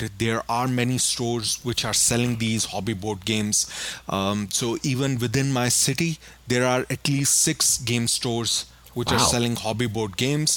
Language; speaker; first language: English; non-native, local second language; Urdu